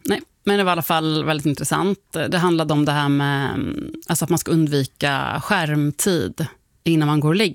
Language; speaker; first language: Swedish; native; Swedish